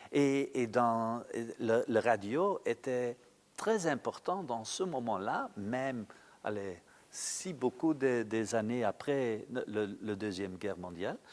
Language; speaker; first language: French; non-native, local second language; Dutch